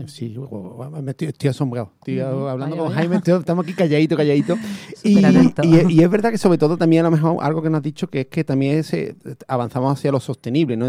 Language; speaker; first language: Spanish; native; Spanish